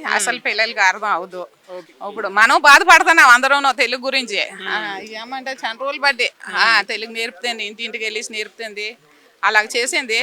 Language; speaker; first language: Telugu; early bilingual, heritage; Telugu